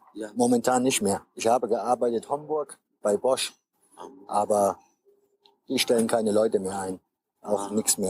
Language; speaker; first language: German; native; German